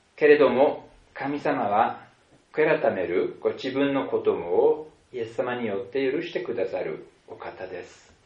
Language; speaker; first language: Japanese; non-native, fluent; German